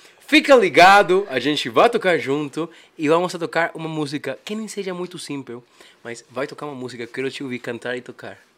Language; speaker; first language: Portuguese; non-native, fluent; Spanish